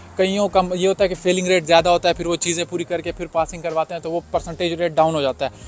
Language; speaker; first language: Urdu; non-native, local second language; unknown